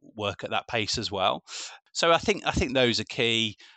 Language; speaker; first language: English; native; English